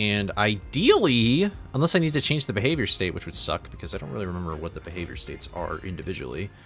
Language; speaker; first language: English; native; English